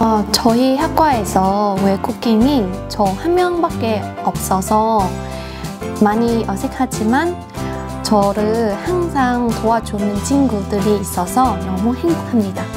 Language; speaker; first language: Korean; non-native, learner; Vietnamese